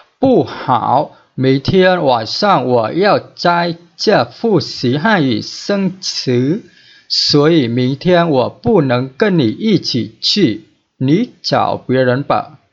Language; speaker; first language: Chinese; non-native, fluent; Vietnamese